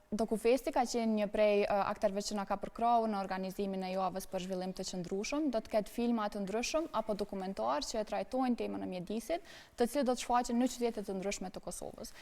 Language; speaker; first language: Albanian; native; Albanian